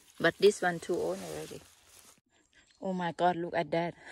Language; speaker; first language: English; non-native, learner; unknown